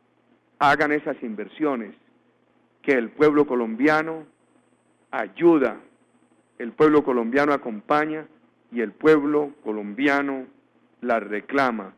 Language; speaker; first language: Spanish; native; Spanish